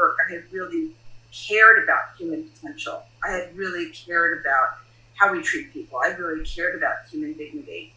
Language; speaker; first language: English; native; English